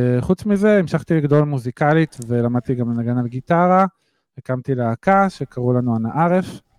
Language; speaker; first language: Hebrew; native; Hebrew